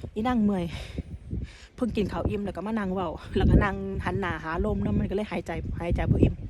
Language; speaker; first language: Thai; native; Thai